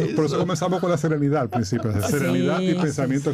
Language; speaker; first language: Spanish; native; Spanish